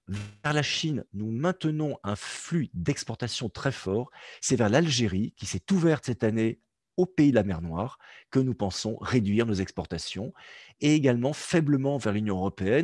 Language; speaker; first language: French; native; French